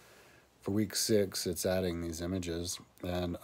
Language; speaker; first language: English; native; English